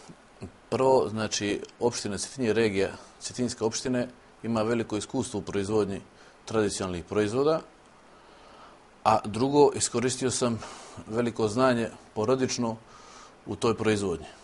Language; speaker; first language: Serbian; native; Serbian